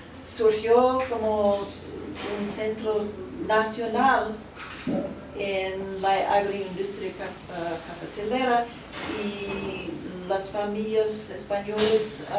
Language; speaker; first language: Spanish; non-native, fluent; English